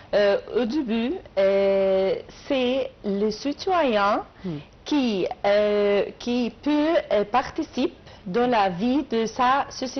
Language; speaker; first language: French; non-native, learner; Arabic